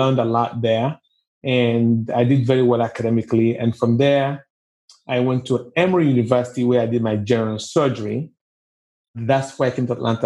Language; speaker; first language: English; non-native, local second language; Igbo